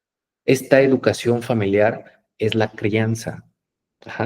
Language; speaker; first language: Spanish; native; Spanish